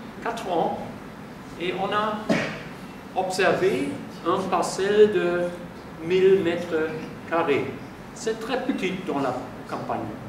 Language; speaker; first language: French; non-native, fluent; German